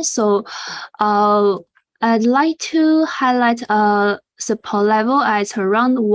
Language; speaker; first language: English; non-native, fluent; Chinese